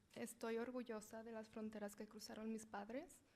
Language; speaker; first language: Spanish; early bilingual, heritage; Spanish